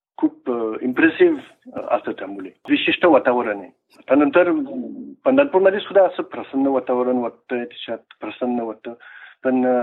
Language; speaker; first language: Marathi; non-native, fluent; French